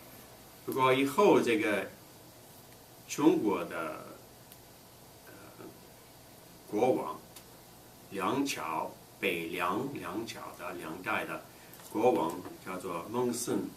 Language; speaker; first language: Chinese; non-native, fluent; English